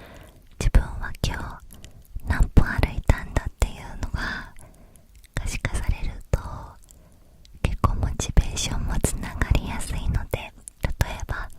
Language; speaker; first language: Japanese; native; Japanese